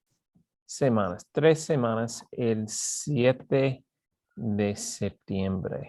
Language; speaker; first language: Spanish; non-native, fluent; English